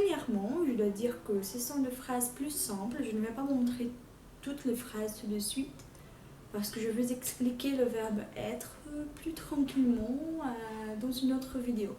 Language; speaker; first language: French; non-native, fluent; Portuguese